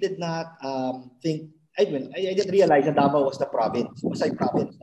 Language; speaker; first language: English; non-native, local second language; Cebuano